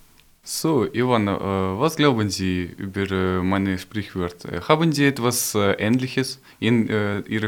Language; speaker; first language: German; non-native, learner; Ukrainian